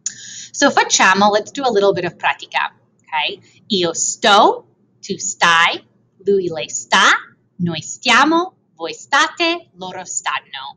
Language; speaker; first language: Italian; non-native, fluent; English